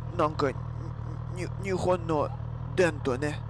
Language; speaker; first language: Japanese; non-native, learner; Russian